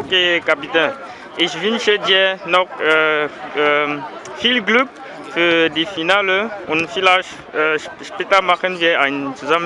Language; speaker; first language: German; non-native, fluent; French